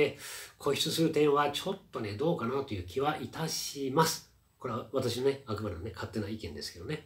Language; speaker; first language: Japanese; native; Japanese